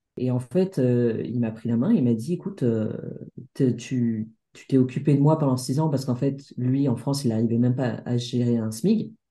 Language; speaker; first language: French; native; French